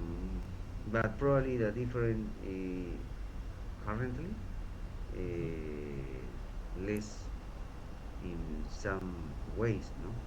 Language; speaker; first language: English; non-native, learner; Spanish